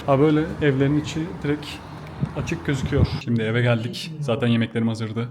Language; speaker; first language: Turkish; native; Turkish